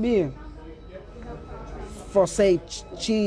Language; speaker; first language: English; non-native, learner; Haitian Creole